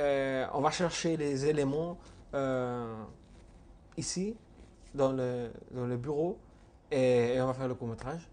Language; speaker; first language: French; non-native, fluent; Spanish